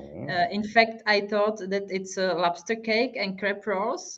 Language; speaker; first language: English; non-native, fluent; Hungarian